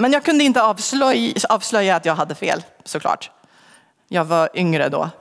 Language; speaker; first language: Swedish; non-native, fluent; English